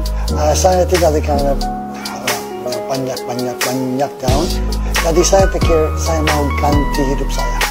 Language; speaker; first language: Indonesian; non-native, learner; English